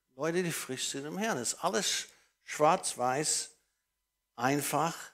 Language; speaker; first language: German; non-native, fluent; English